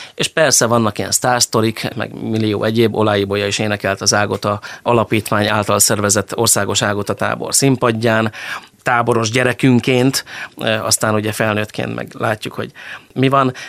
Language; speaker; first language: Hungarian; native; Hungarian